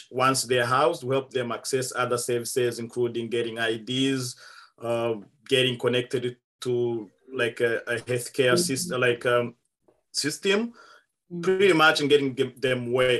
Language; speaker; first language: English; non-native, local second language; Kinyarwanda